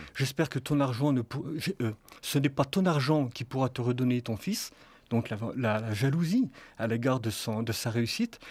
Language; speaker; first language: French; native; French